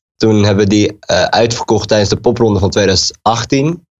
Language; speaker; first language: Dutch; native; Dutch